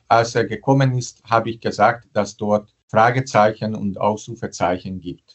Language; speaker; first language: German; non-native, fluent; Hungarian